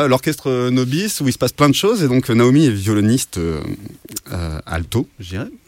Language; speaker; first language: French; native; French